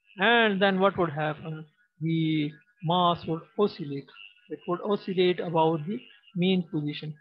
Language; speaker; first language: English; non-native, local second language; Pashto